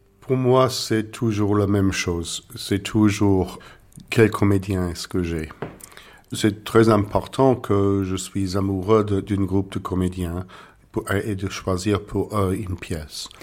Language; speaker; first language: French; non-native, fluent; English